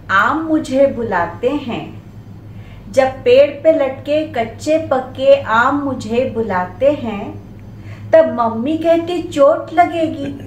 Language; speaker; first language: Hindi; non-native, local second language; Marathi